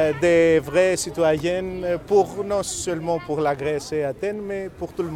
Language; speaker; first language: French; non-native, learner; Greek